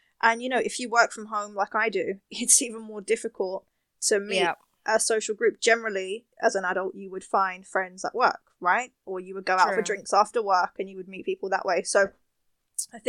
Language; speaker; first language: English; native; English